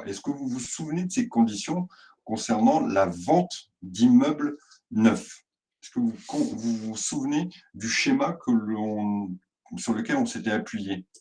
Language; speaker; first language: French; native; French